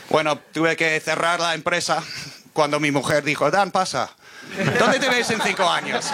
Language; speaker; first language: Spanish; non-native, fluent; English